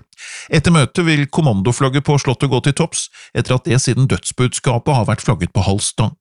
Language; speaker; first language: Norwegian; native; Norwegian